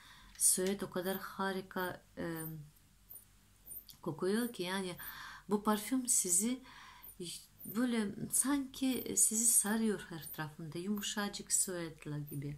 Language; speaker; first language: Turkish; non-native, fluent; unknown